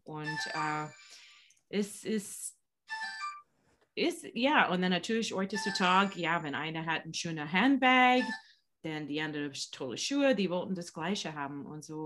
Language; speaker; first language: German; non-native, learner; English